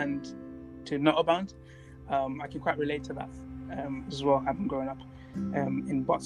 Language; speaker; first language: English; non-native, local second language; Tswana